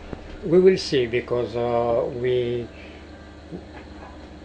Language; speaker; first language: English; non-native, learner; French